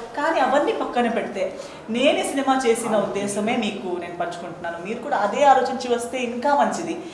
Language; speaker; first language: Telugu; non-native, fluent; Konkani